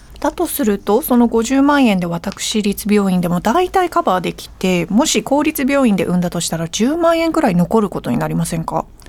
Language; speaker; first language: Japanese; early bilingual, heritage; English